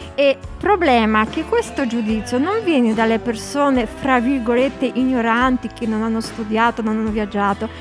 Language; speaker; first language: Italian; non-native, fluent; Polish